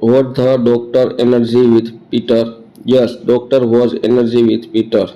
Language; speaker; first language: English; non-native, local second language; Gujarati